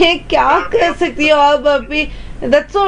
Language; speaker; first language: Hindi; non-native, local second language; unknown